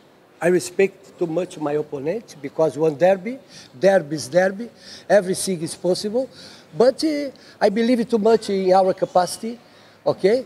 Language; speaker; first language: English; non-native, learner; Portuguese